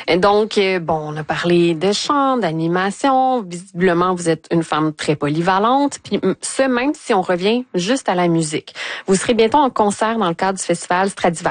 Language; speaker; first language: French; native; French